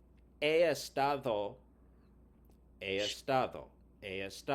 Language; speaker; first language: Spanish; non-native, fluent; English